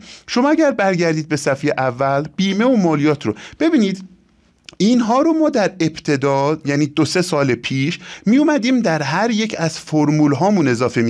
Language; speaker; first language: Persian; native; Persian